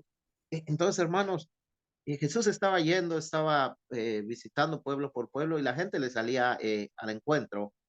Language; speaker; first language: Spanish; native; Spanish